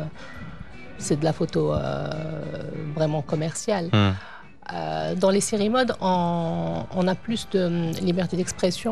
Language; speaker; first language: French; native; French